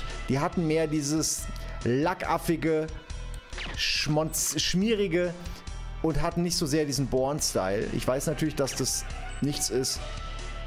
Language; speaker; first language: German; native; German